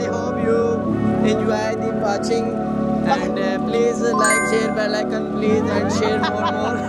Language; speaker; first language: English; non-native, learner; Urdu